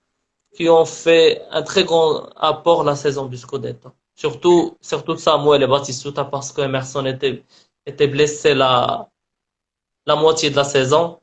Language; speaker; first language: French; non-native, local second language; Arabic